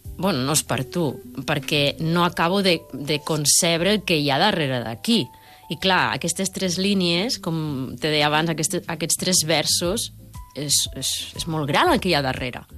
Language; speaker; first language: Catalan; native; Catalan